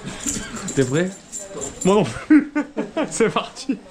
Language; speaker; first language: French; native; French